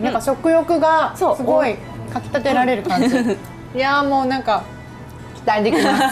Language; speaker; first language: Japanese; native; Japanese